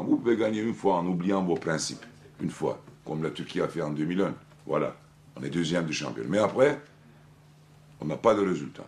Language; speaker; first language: French; non-native, fluent; Turkish